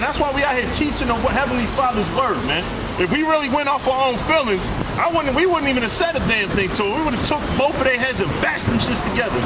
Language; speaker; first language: English; early bilingual, other home language; Spanish